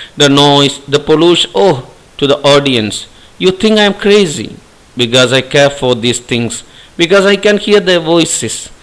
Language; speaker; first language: English; non-native, local second language; Malayalam